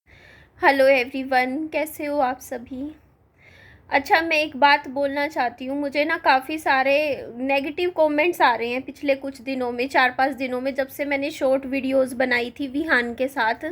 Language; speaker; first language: Hindi; native; Hindi